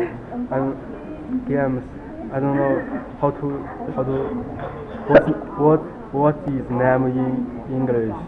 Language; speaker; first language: English; non-native, learner; Chinese